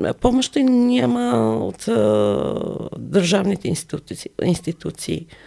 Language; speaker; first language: Bulgarian; non-native, fluent; Arabic